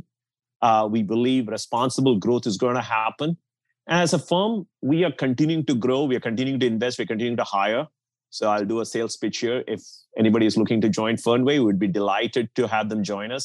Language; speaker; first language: English; non-native, local second language; Tamil